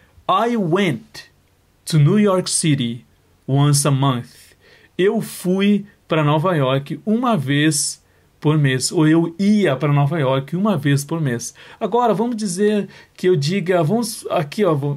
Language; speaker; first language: Portuguese; native; Portuguese